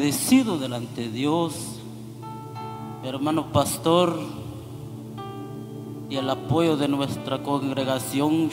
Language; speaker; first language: Spanish; non-native, local second language; Kʼicheʼ